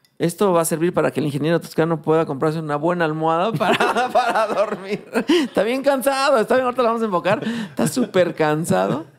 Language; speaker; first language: Spanish; native; Spanish